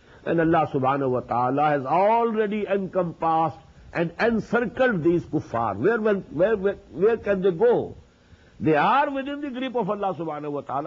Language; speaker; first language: English; non-native, local second language; Urdu